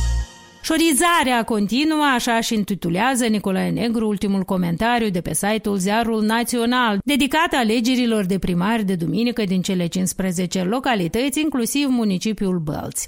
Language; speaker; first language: Romanian; native; Romanian